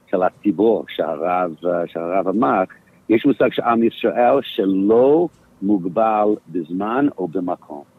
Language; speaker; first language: Hebrew; non-native, fluent; English